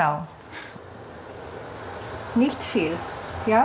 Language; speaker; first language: German; non-native, fluent; Hebrew